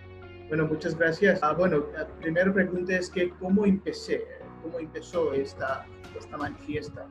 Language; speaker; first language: Spanish; non-native, learner; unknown